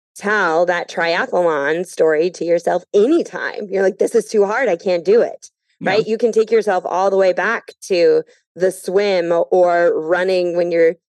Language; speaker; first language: English; native; English